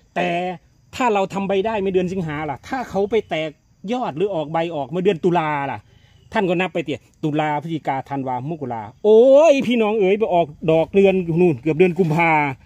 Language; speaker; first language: Thai; native; Thai